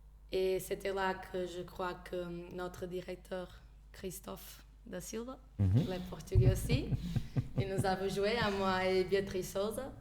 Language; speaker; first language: French; non-native, fluent; Portuguese